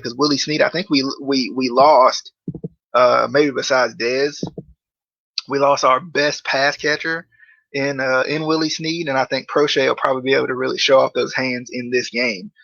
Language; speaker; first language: English; native; English